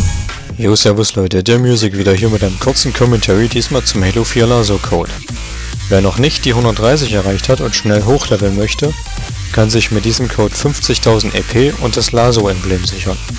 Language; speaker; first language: German; native; German